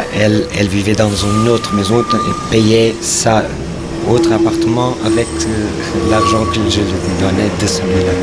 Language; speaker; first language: French; non-native, fluent; Portuguese